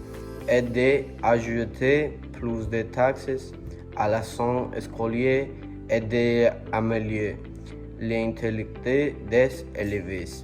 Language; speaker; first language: French; non-native, learner; Spanish